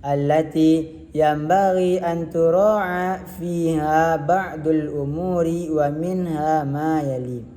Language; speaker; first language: Arabic; non-native, learner; Indonesian